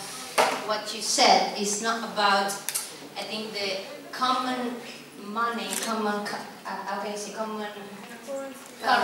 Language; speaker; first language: English; non-native, fluent; Italian